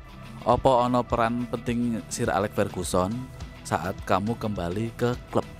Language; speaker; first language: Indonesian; non-native, local second language; Javanese